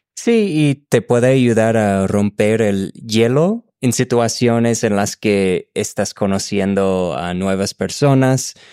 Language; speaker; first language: Spanish; non-native, fluent; English